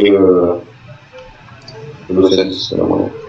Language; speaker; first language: French; native; French